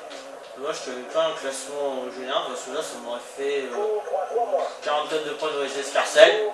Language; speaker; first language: French; native; French